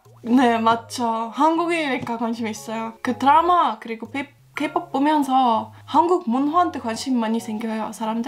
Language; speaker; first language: Korean; non-native, fluent; Estonian